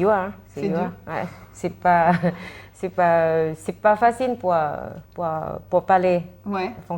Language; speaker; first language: French; non-native, learner; Thai